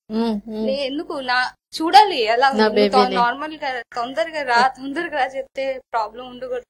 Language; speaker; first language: Telugu; non-native, learner; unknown